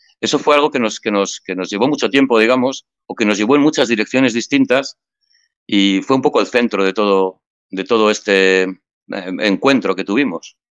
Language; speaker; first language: Spanish; native; Spanish